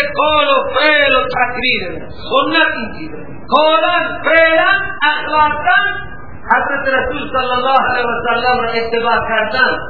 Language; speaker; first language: Persian; native; Persian